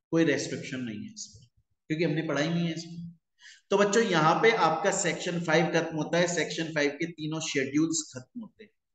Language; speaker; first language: Hindi; native; Hindi